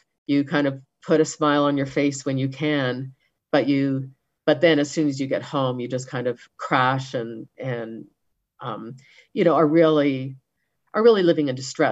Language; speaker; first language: English; native; English